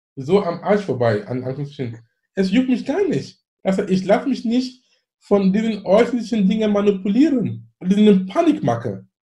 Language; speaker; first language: German; non-native, fluent; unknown